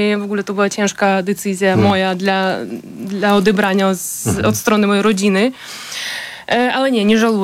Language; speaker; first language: Polish; non-native, fluent; Ukrainian